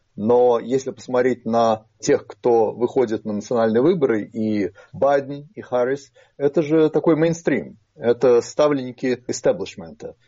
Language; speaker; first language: Russian; native; Russian